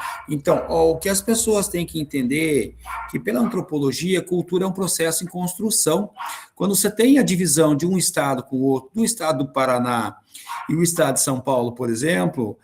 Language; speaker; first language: Portuguese; native; Portuguese